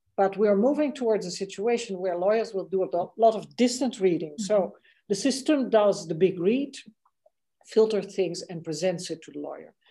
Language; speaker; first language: English; non-native, fluent; Dutch